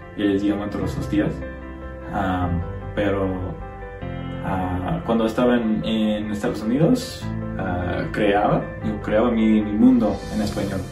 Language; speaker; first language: Spanish; non-native, fluent; English